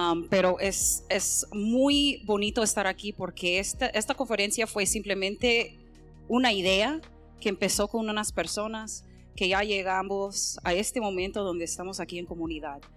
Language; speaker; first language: Spanish; non-native, fluent; English